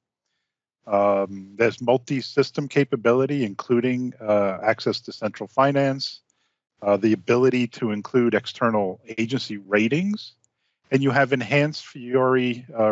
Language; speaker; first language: English; native; English